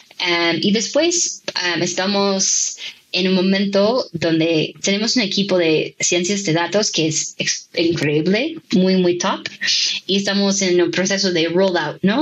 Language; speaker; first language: Spanish; non-native, fluent; English